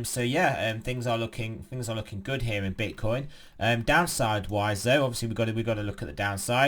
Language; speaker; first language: English; native; English